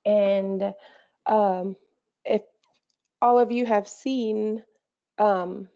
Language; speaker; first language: English; native; English